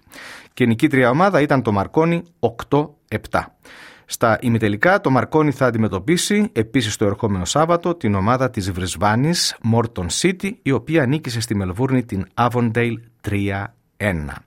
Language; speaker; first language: Greek; native; Greek